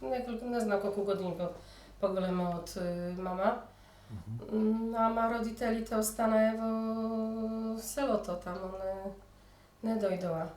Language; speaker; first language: Macedonian; early bilingual, heritage; Polish